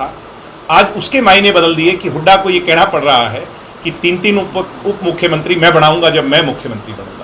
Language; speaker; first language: Hindi; native; Hindi